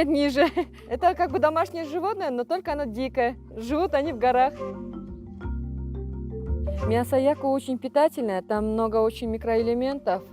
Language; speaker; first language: Russian; non-native, local second language; Kyrgyz